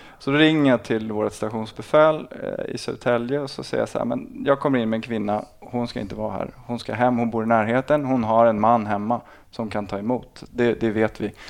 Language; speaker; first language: Swedish; native; Swedish